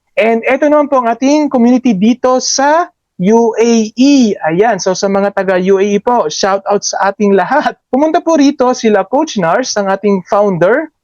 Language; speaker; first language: Filipino; native; Filipino